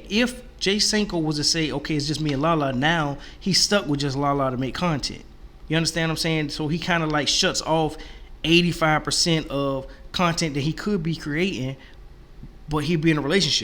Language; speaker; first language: English; native; English